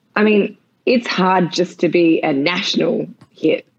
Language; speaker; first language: English; native; English